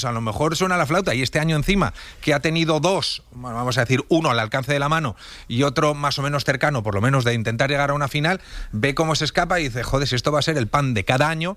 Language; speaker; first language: Spanish; native; Spanish